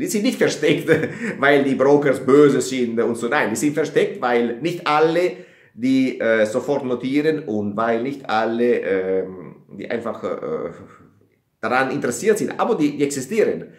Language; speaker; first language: German; non-native, fluent; Italian